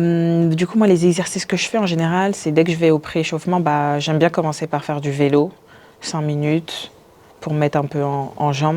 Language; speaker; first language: French; native; French